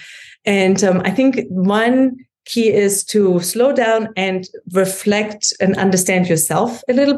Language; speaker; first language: English; non-native, fluent; German